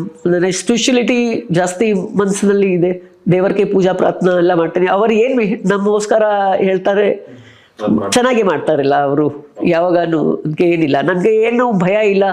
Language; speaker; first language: Kannada; non-native, local second language; Hindi